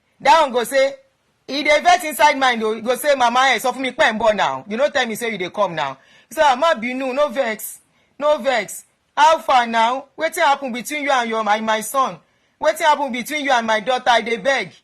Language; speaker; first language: Nigerian Pidgin; non-native, local second language; Yoruba